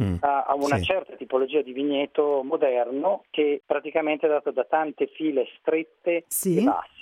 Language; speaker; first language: Italian; native; Italian